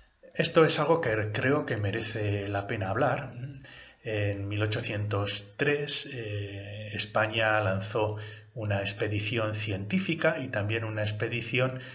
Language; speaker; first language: Spanish; native; Spanish